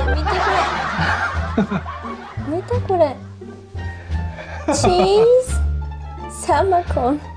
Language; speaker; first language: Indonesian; non-native, learner; Japanese